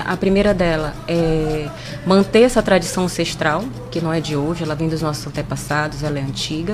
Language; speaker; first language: Portuguese; native; Portuguese